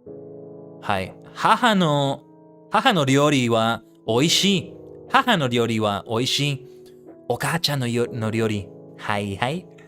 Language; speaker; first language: Japanese; non-native, learner; English